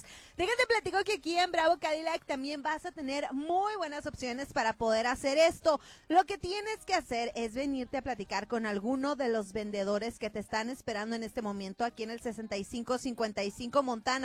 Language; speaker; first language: Spanish; native; Spanish